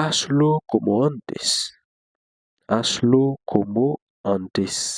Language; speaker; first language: Spanish; non-native, fluent; Haitian Creole